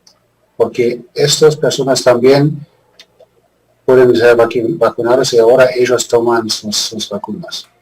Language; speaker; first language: Spanish; non-native, fluent; German